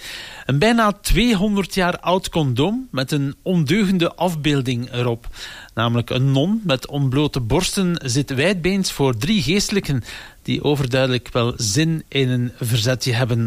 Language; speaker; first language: Dutch; native; Dutch